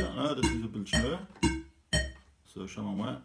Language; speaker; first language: German; native; German